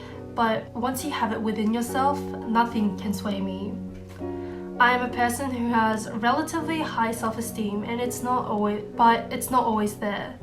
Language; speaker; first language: English; non-native, fluent; Korean